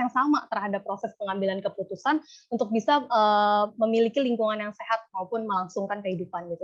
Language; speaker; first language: Indonesian; native; Indonesian